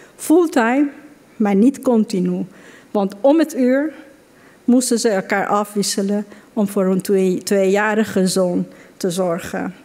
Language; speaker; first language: Dutch; non-native, fluent; Persian